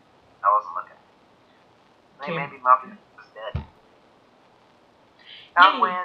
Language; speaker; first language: English; native; English